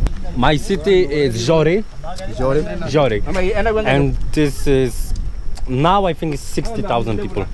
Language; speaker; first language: English; non-native, learner; Polish